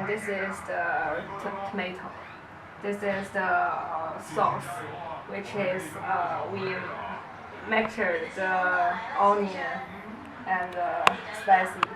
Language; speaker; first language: English; non-native, learner; Chinese